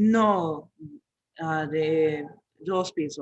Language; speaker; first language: Spanish; non-native, learner; English